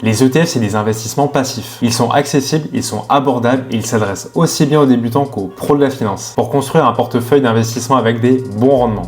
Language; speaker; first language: French; native; French